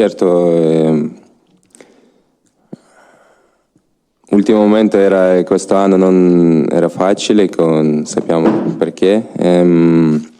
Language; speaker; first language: Italian; non-native, learner; Ukrainian